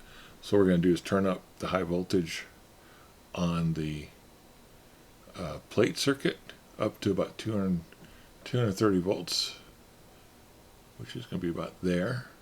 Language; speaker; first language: English; native; English